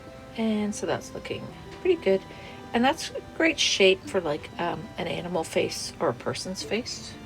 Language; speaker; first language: English; native; English